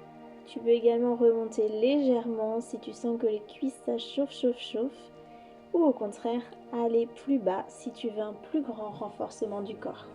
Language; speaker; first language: French; native; French